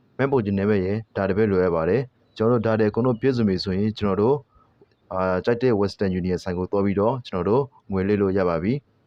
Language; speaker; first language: Burmese; native; Burmese